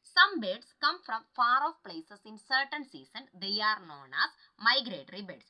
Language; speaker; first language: English; non-native, local second language; Malayalam